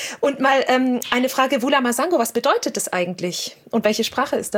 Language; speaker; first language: German; native; German